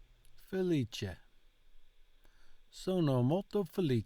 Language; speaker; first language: Italian; non-native, learner; English